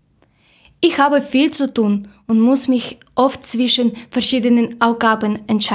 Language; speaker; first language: German; non-native, learner; Ukrainian